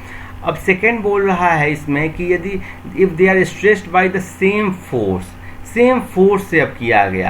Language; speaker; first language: Hindi; native; Hindi